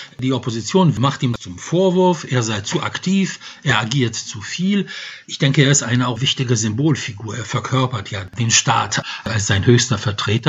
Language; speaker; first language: German; non-native, fluent; Polish